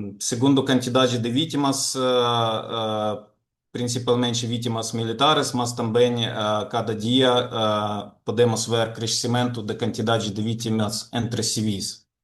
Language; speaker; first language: Portuguese; non-native, fluent; Ukrainian